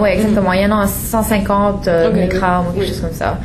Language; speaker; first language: French; non-native, fluent; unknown